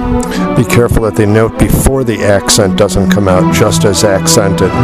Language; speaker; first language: English; native; English